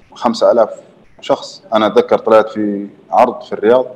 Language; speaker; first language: Arabic; native; Arabic